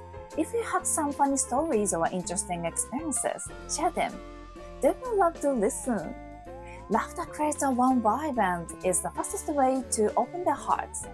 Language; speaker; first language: English; non-native, fluent; Japanese